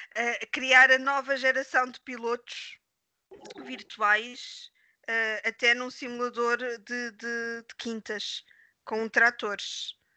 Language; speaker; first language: Portuguese; native; Portuguese